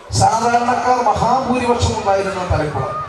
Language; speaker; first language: Malayalam; native; Malayalam